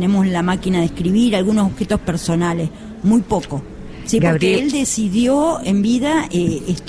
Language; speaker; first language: Spanish; native; Spanish